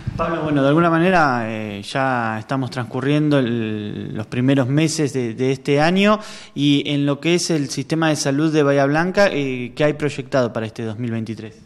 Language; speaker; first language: Spanish; native; Spanish